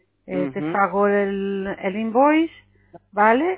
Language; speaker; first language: Spanish; non-native, fluent; Portuguese